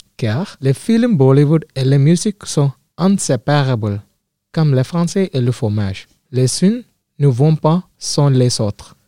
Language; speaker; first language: French; non-native, learner; Malayalam